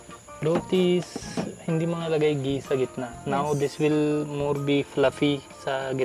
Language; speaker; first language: Filipino; non-native, learner; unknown